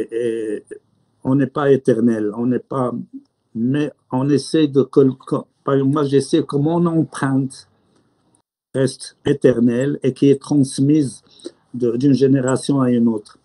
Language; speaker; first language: French; non-native, local second language; Arabic